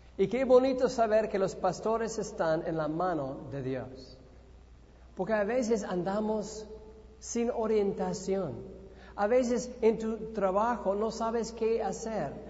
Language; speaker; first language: Spanish; non-native, fluent; English